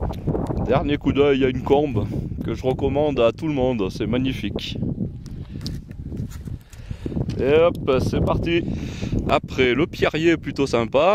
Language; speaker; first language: French; native; French